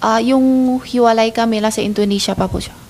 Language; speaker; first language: Filipino; non-native, learner; Chinese